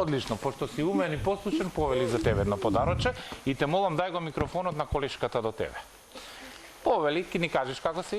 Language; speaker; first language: Macedonian; native; Macedonian